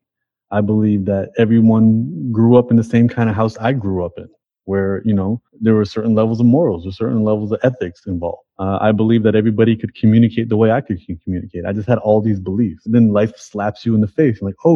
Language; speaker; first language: English; native; English